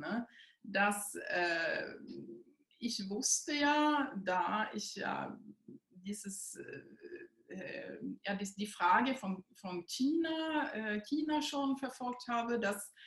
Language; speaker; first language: German; non-native, fluent; Swedish